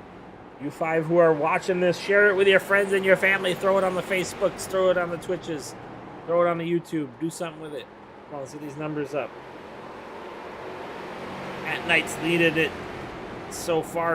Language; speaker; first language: English; native; English